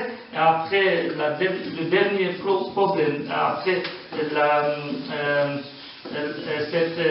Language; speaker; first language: French; non-native, learner; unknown